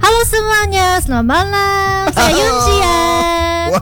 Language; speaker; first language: Indonesian; non-native, learner; Korean